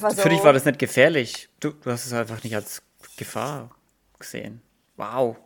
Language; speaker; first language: German; native; German